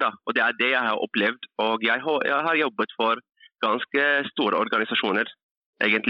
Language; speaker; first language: Norwegian; early bilingual, other home language; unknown